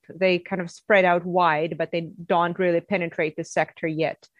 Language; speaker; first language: English; non-native, fluent; Russian